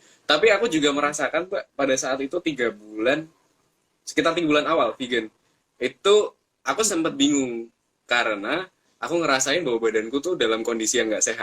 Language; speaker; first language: Indonesian; native; Indonesian